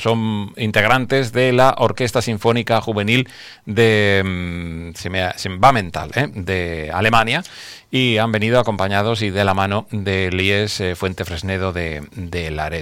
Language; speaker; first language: Spanish; native; Spanish